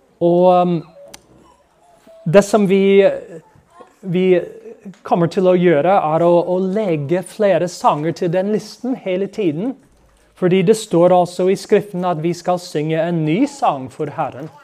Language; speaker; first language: Norwegian; non-native, fluent; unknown